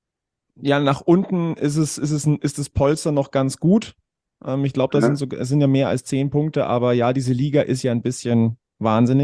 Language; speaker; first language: German; native; German